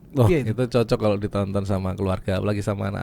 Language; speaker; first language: Indonesian; native; Indonesian